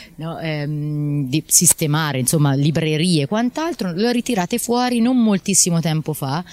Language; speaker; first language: Italian; native; Italian